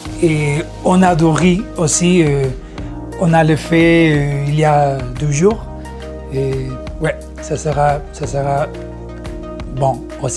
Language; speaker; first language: French; non-native, learner; Spanish